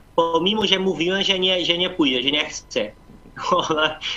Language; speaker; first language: Polish; non-native, fluent; Portuguese